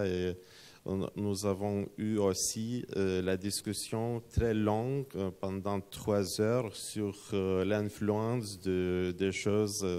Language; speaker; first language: French; non-native, fluent; Lithuanian